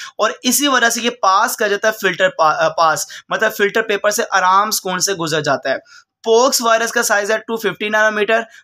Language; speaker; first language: Urdu; non-native, local second language; Punjabi